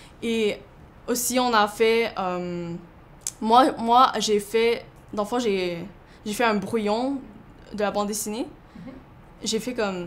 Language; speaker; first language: French; early bilingual, other home language; Chinese